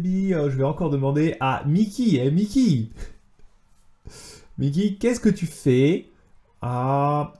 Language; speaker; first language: French; native; French